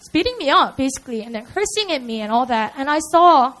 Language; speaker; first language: English; non-native, fluent; Korean